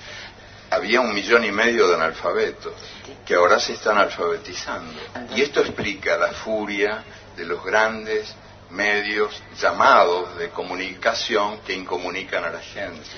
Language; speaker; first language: Spanish; native; Spanish